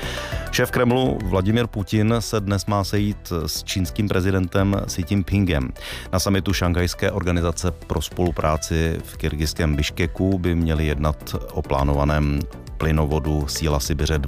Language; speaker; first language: Czech; native; Czech